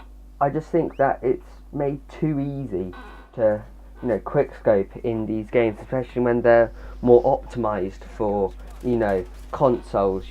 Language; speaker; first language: English; native; English